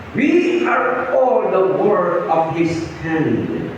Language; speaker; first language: English; non-native, local second language; Filipino